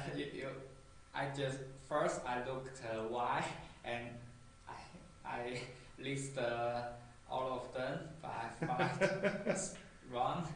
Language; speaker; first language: English; non-native, learner; Chinese